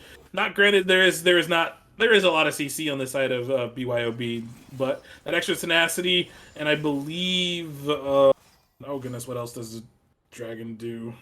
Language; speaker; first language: English; native; English